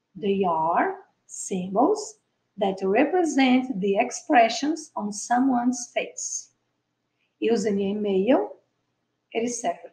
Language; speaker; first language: English; non-native, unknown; Portuguese